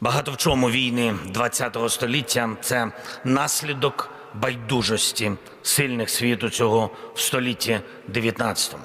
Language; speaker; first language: Ukrainian; non-native, local second language; Russian